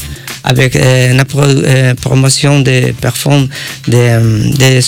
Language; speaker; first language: French; non-native, learner; Spanish